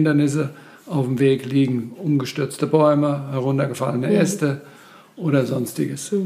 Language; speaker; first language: German; native; German